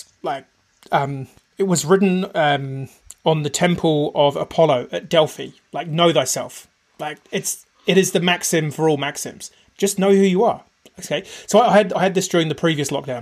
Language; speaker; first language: English; native; English